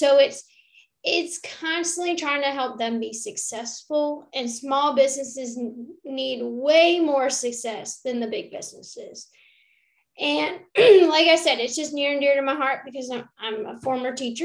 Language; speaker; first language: English; native; English